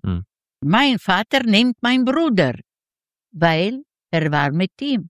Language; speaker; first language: German; non-native, learner; Yiddish